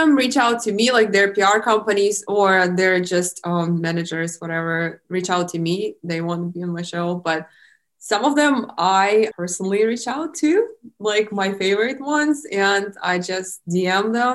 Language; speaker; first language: English; non-native, fluent; Russian